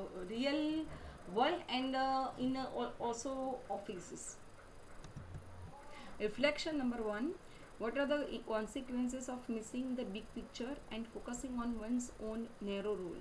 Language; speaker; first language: English; non-native, local second language; Gujarati